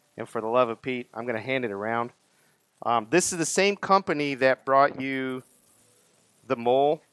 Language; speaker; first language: English; native; English